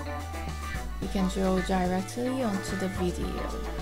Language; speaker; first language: English; non-native, fluent; Korean